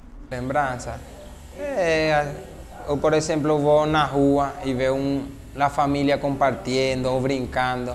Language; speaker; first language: Portuguese; non-native, learner; Spanish